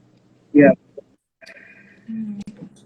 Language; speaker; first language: Indonesian; native; Indonesian